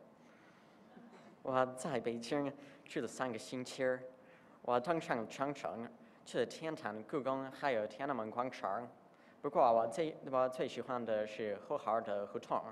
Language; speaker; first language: Chinese; non-native, learner; English